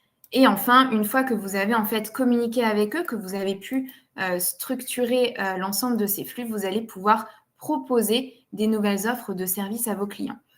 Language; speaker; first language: French; native; French